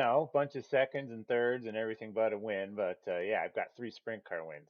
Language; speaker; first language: English; native; English